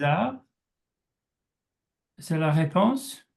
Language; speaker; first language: French; non-native, learner; English